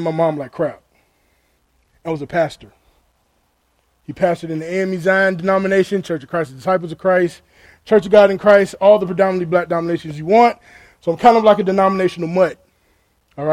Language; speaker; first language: English; native; English